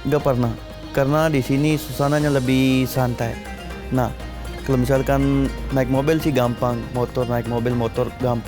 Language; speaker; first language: Indonesian; non-native, learner; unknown